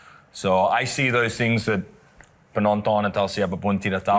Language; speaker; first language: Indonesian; non-native, learner; English